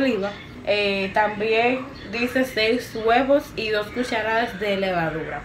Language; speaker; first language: Spanish; native; Spanish